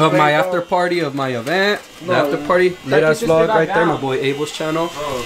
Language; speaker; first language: English; early bilingual, other home language; Spanish